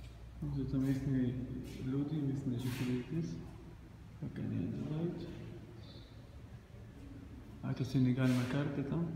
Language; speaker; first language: Russian; non-native, learner; Arabic